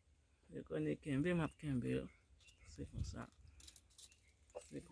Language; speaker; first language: French; non-native, learner; Haitian Creole